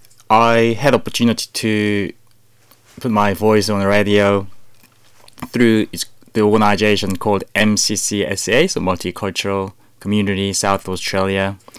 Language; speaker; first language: English; non-native, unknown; Korean